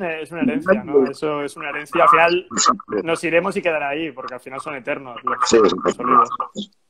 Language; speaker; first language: Spanish; native; Spanish